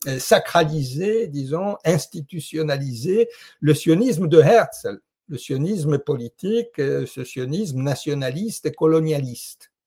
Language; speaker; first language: French; non-native, fluent; Italian